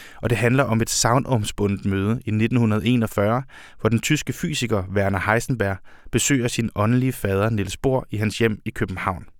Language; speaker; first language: Danish; native; Danish